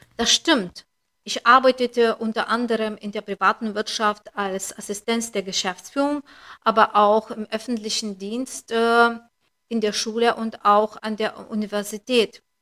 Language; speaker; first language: German; non-native, fluent; Lithuanian